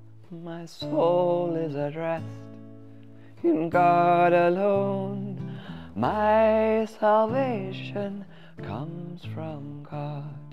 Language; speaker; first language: English; native; English